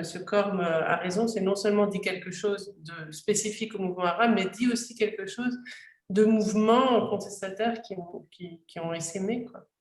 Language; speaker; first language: French; native; French